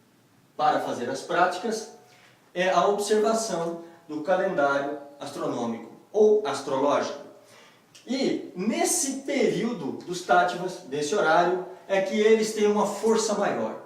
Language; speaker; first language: Portuguese; native; Portuguese